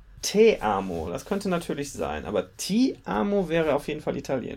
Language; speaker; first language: German; native; German